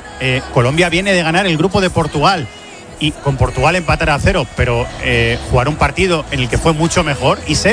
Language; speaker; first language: Spanish; native; Spanish